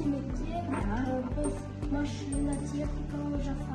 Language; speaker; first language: Kazakh; non-native, learner; Russian